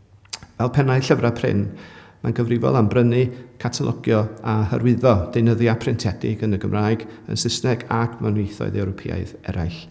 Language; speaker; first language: Welsh; native; Welsh